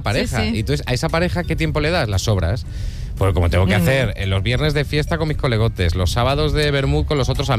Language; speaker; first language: Spanish; native; Spanish